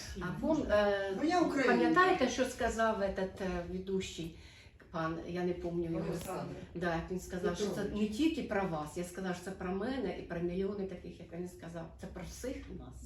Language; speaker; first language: Ukrainian; non-native, local second language; Russian